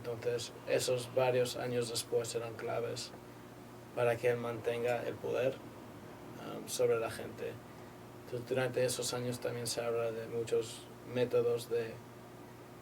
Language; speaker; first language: Spanish; native; Spanish